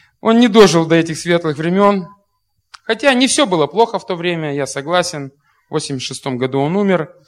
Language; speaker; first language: Russian; native; Russian